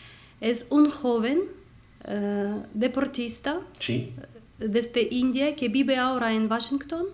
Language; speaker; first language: Spanish; non-native, learner; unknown